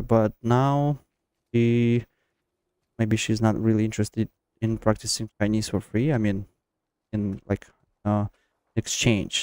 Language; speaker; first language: English; non-native, fluent; Russian